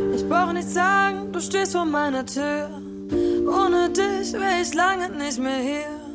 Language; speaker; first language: German; native; German